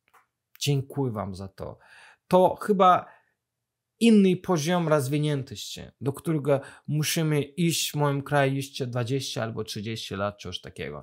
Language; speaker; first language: Polish; non-native, fluent; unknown